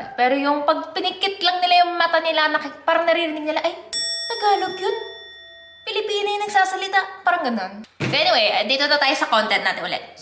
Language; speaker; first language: Filipino; non-native, fluent; Korean